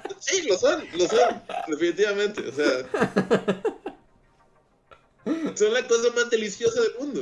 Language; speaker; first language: Spanish; native; Spanish